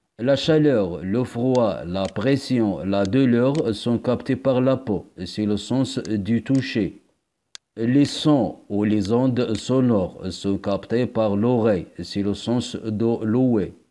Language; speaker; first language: French; non-native, local second language; Arabic